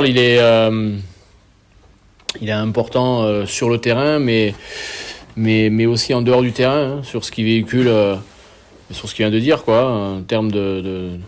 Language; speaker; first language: French; native; French